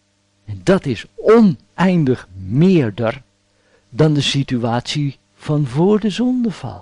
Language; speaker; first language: Dutch; native; Dutch